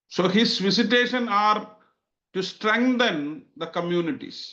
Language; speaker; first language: English; non-native, local second language; Malayalam